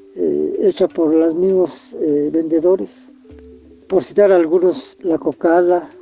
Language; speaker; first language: Spanish; native; Spanish